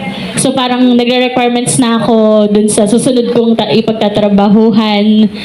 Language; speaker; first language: Filipino; native; Filipino